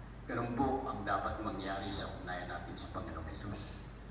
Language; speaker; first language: Filipino; native; Filipino